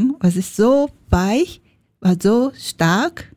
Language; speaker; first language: German; non-native, learner; Japanese